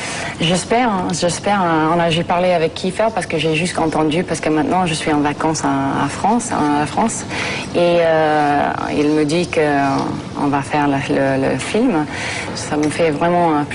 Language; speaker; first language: French; non-native, fluent; English